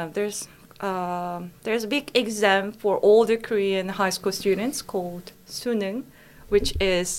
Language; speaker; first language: English; non-native, fluent; Korean